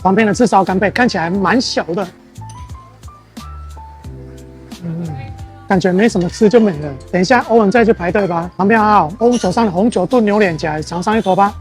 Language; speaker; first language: Chinese; native; Chinese